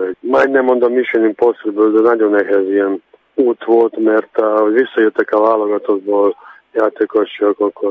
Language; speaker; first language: Hungarian; non-native, fluent; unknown